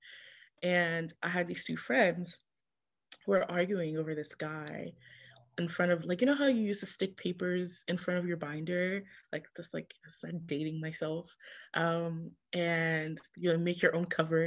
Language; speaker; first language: English; early bilingual, other home language; French